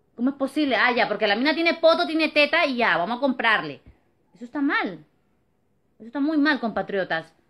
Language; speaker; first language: Spanish; native; Spanish